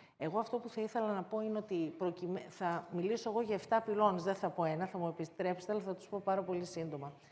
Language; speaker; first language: Greek; native; Greek